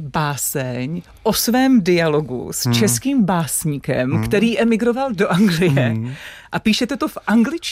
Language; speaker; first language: Czech; native; Czech